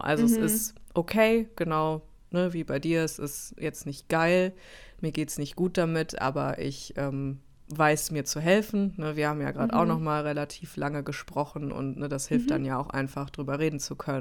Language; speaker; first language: German; native; German